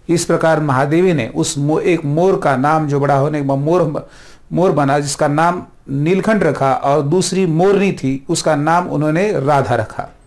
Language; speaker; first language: Hindi; non-native, local second language; Marathi